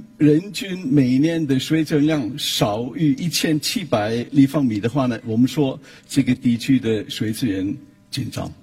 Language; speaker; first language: Chinese; non-native, fluent; German